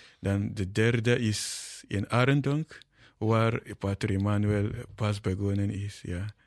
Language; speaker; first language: Dutch; non-native, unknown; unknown